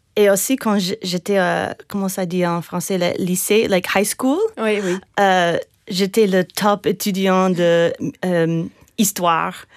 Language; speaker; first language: French; non-native, fluent; English